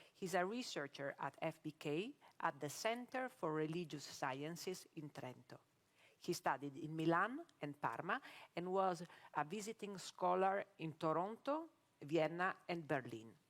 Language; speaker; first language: English; non-native, fluent; Italian